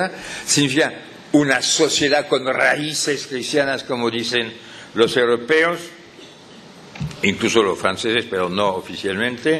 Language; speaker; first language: Spanish; non-native, fluent; French